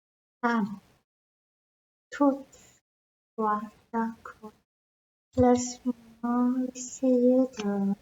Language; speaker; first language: French; non-native, learner; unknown